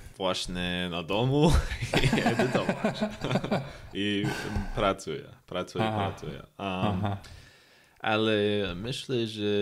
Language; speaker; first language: Polish; non-native, learner; English